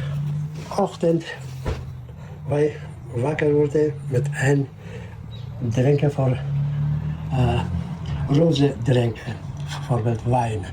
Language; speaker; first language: Dutch; non-native, learner; Persian